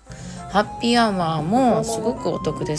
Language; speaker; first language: Japanese; native; Japanese